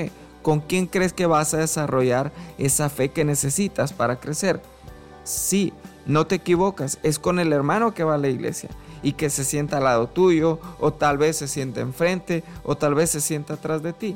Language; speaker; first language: Spanish; native; Spanish